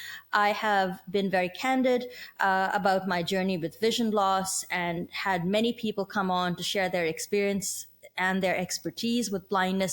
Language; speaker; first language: English; native; English